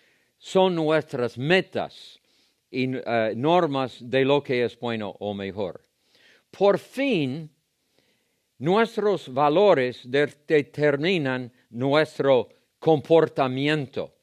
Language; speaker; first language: Spanish; non-native, fluent; English